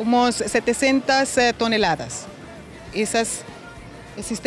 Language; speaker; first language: Portuguese; non-native, learner; Spanish